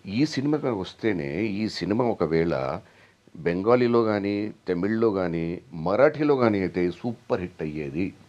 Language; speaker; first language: Telugu; non-native, local second language; Hindi